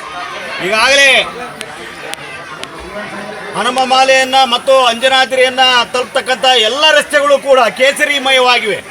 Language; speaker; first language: Kannada; native; Kannada